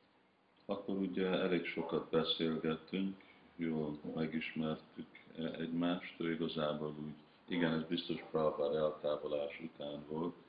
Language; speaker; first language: Hungarian; early bilingual, heritage; Hungarian